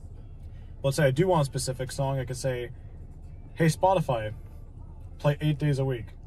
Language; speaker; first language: English; native; English